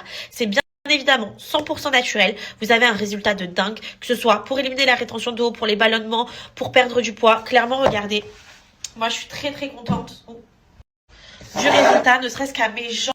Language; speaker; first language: French; native; French